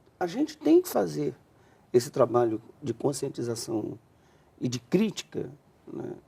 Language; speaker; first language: Portuguese; native; Portuguese